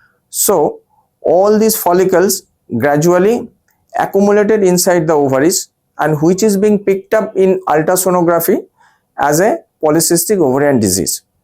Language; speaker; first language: English; non-native, local second language; Bangla